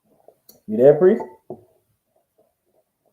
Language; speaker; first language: English; native; English